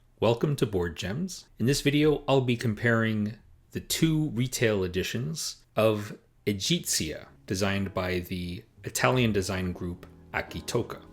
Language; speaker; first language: English; native; English